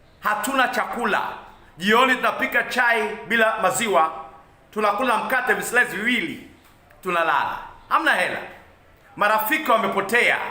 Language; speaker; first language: Swahili; non-native, local second language; Kikuyu